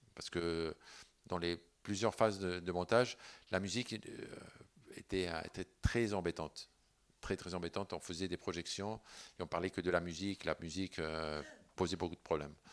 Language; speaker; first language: French; non-native, fluent; Spanish